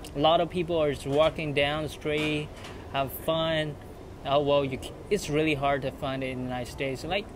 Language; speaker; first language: English; non-native, fluent; Chinese